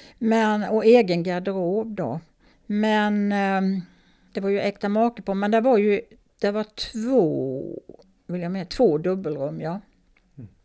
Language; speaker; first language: Swedish; native; Swedish